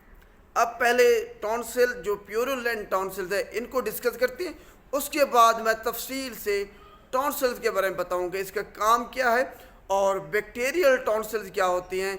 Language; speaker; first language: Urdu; non-native, local second language; Punjabi